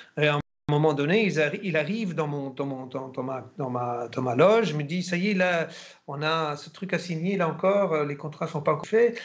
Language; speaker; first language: French; non-native, fluent; German